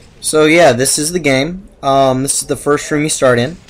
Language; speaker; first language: English; native; English